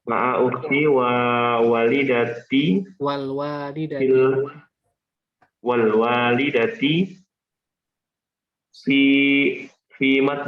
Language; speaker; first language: Arabic; non-native, learner; Indonesian